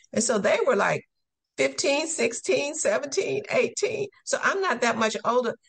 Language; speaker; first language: English; native; English